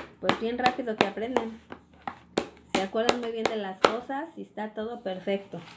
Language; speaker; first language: Spanish; native; Spanish